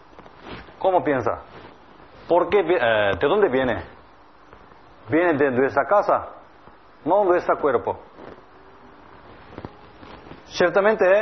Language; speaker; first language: Spanish; non-native, learner; Korean